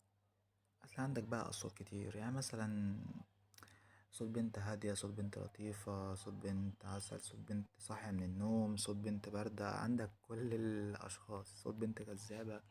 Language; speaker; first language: Arabic; native; Arabic